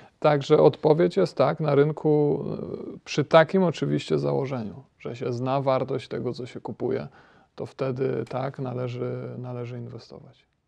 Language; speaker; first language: Polish; native; Polish